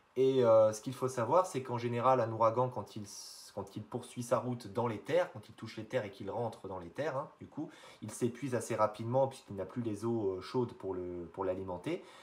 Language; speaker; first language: French; native; French